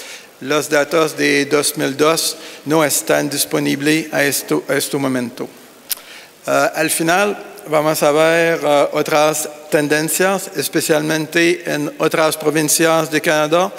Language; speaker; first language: Spanish; non-native, learner; French